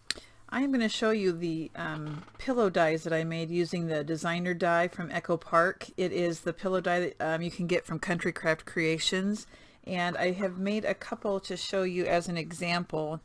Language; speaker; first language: English; native; English